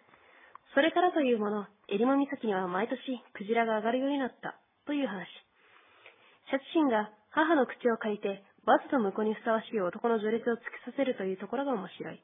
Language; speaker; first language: Japanese; native; Japanese